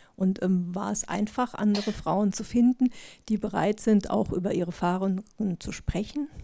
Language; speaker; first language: German; native; German